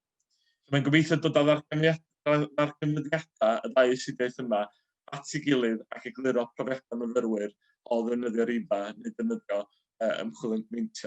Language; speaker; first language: Welsh; native; Welsh